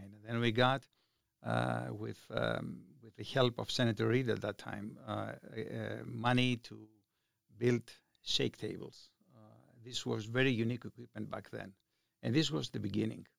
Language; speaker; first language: English; non-native, fluent; Greek